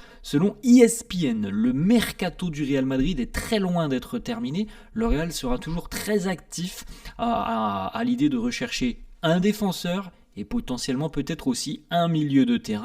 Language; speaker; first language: French; native; French